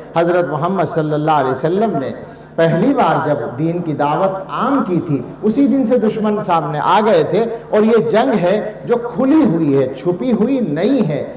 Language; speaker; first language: Urdu; native; Urdu